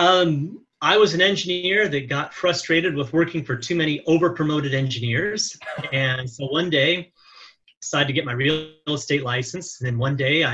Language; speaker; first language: English; native; English